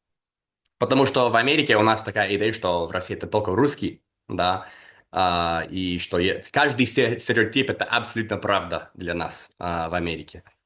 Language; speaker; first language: Russian; non-native, fluent; English